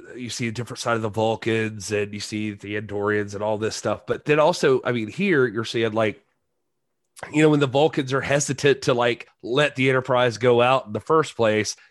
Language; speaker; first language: English; native; English